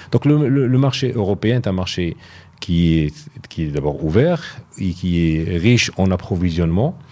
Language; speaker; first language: French; non-native, local second language; Arabic